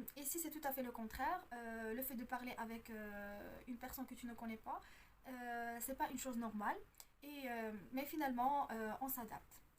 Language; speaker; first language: French; non-native, local second language; Arabic